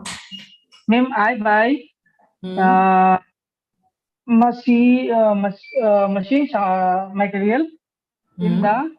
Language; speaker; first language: English; non-native, learner; Hindi